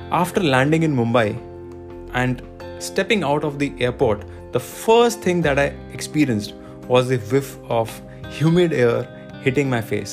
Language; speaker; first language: English; non-native, local second language; Hindi